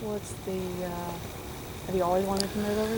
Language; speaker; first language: English; native; English